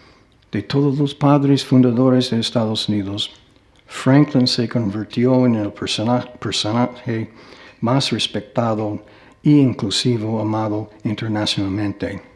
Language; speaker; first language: Spanish; non-native, fluent; English